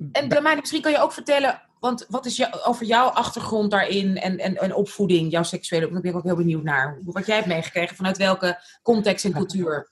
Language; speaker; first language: Dutch; early bilingual, other home language; Arabic